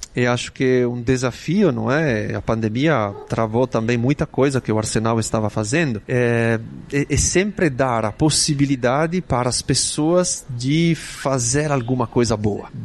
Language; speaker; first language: Portuguese; non-native, fluent; Italian